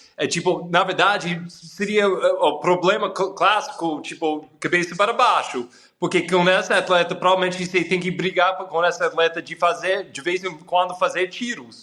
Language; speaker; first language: Portuguese; non-native, fluent; English